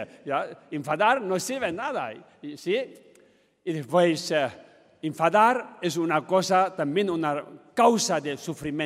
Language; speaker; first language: Spanish; non-native, learner; Tibetan